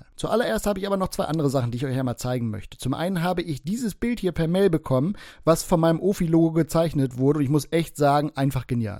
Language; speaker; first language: German; native; German